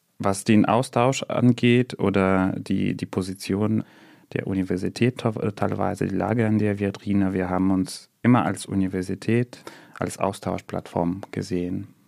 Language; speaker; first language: German; non-native, fluent; Russian